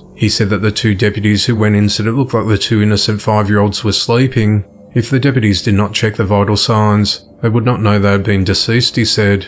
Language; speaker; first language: English; native; English